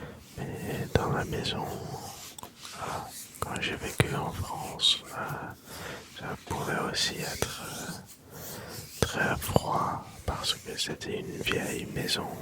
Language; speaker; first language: French; early bilingual, other home language; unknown